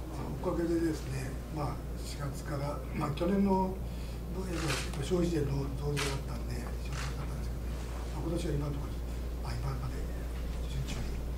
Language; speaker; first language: Japanese; native; Japanese